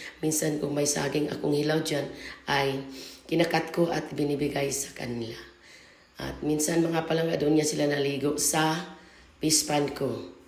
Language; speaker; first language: Filipino; non-native, local second language; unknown